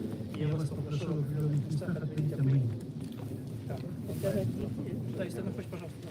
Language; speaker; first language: Russian; native; Russian